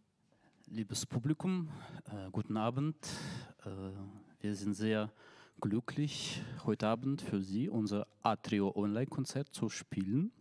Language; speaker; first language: German; non-native, fluent; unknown